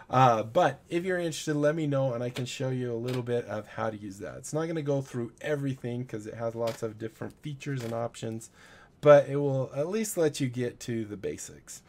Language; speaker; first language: English; native; English